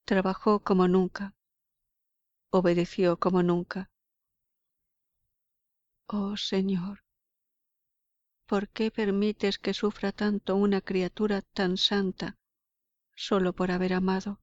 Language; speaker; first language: Spanish; native; Spanish